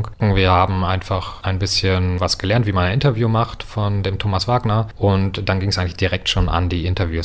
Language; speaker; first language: German; native; German